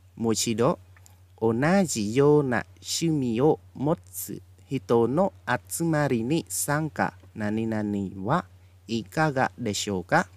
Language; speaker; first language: Japanese; non-native, fluent; Khmer